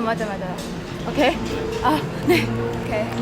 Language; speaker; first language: Korean; non-native, learner; English